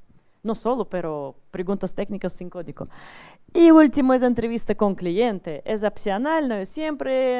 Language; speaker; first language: Spanish; non-native, learner; Russian